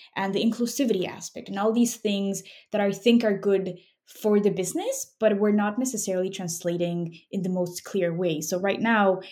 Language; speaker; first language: English; non-native, fluent; Spanish